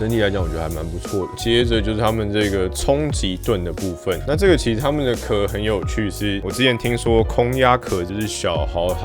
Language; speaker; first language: Chinese; native; Chinese